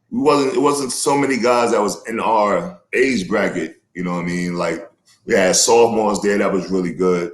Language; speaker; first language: English; native; English